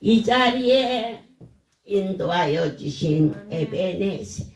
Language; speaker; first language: Korean; native; Korean